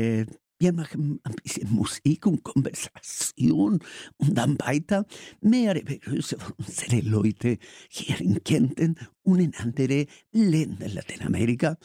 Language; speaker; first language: German; non-native, learner; Spanish